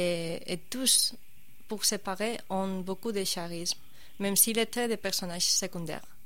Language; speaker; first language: French; non-native, fluent; Spanish